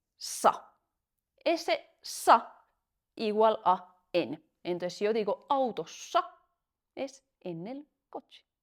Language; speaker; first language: Spanish; non-native, fluent; Finnish